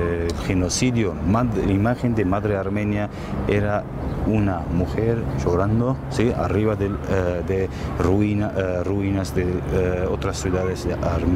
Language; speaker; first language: Spanish; non-native, learner; Armenian